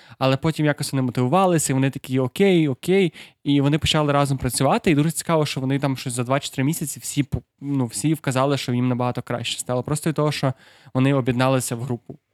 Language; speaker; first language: Ukrainian; non-native, local second language; Russian